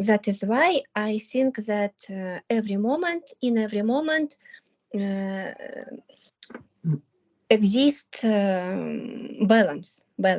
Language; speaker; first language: English; non-native, learner; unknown